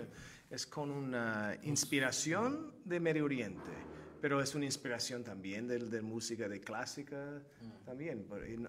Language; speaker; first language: Spanish; non-native, fluent; Turkish